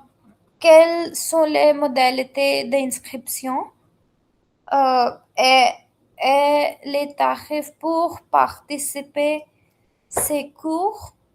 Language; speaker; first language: French; non-native, learner; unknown